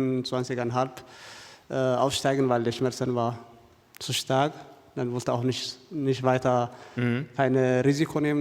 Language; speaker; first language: German; non-native, fluent; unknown